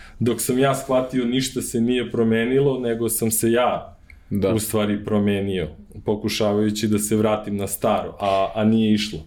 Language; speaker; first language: Serbian; native; Serbian